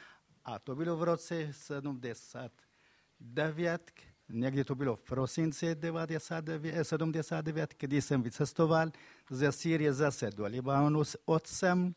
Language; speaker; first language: Czech; non-native, fluent; Kurdish